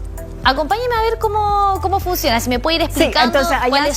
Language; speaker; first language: Spanish; native; Spanish